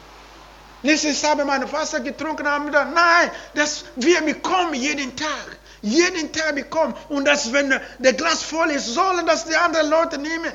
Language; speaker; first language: German; non-native, learner; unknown